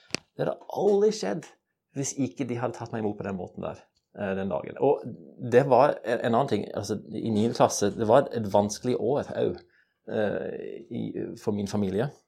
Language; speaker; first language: Norwegian; non-native, fluent; English